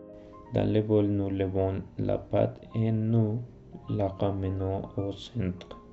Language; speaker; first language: French; non-native, learner; Spanish